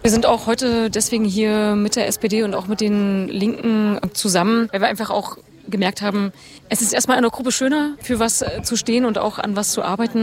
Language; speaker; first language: German; native; German